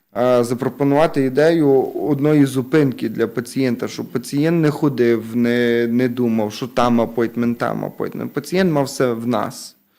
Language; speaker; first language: Ukrainian; native; Ukrainian